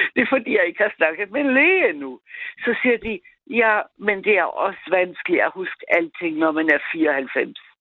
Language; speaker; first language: Danish; non-native, fluent; German